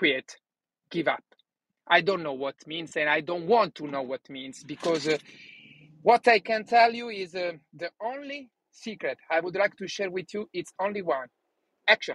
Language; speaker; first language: English; non-native, learner; Italian